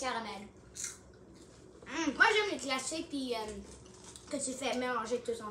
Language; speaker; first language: French; non-native, local second language; English